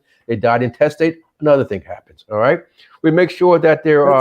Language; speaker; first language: English; native; English